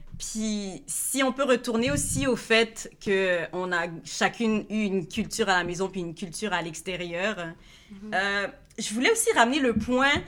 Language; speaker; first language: French; native; French